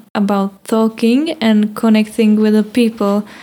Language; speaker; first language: English; non-native, learner; Czech